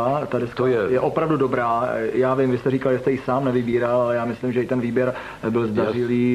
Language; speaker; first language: Czech; native; Czech